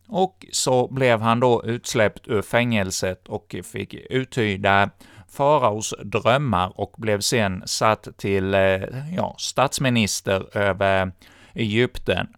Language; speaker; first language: Swedish; native; Swedish